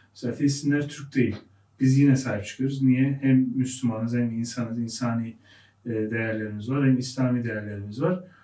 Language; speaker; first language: Turkish; native; Turkish